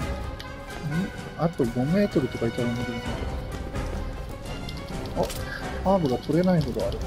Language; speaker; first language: Japanese; native; Japanese